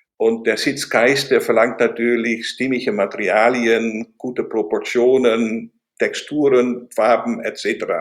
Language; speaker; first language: German; non-native, fluent; Dutch